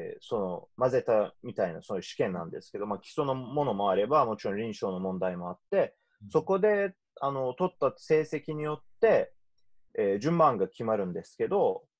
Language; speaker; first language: Japanese; non-native, fluent; Turkish